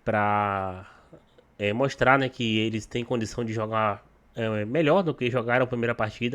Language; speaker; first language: Portuguese; native; Portuguese